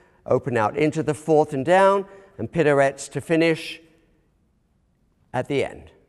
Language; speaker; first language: English; native; English